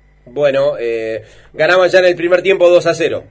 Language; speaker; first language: Spanish; native; Spanish